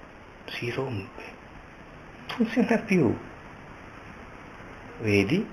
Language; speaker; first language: Italian; native; Italian